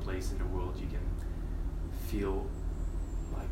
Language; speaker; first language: English; non-native, fluent; Dutch